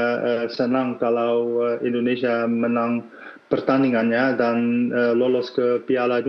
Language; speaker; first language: Indonesian; non-native, fluent; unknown